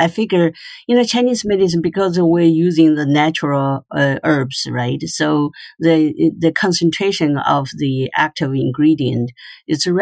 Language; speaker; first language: English; non-native, fluent; Chinese